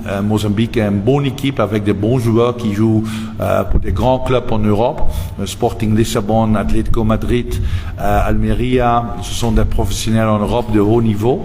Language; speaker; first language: French; non-native, local second language; Dutch